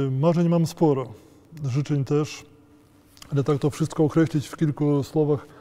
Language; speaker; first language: Polish; native; Polish